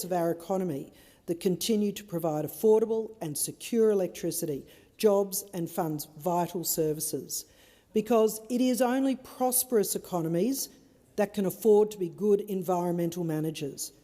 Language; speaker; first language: English; native; English